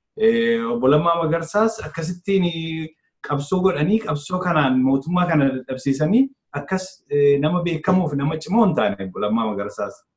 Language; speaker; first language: Oromo; native; Oromo